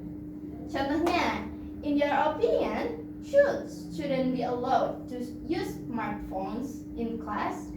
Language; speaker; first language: English; non-native, fluent; Indonesian